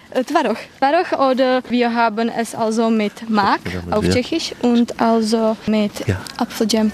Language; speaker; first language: German; non-native, fluent; Czech